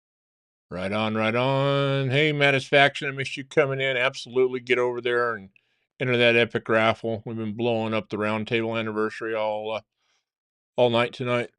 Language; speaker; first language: English; native; English